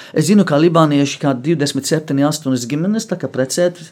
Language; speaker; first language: Latvian; non-native, fluent; Arabic